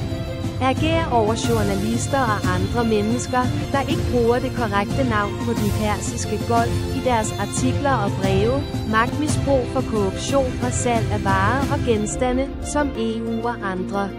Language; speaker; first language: Danish; non-native, fluent; Persian